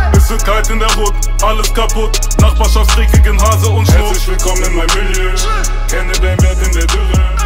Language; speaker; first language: German; native; German